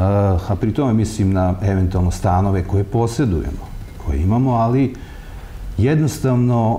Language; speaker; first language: Serbian; native; Serbian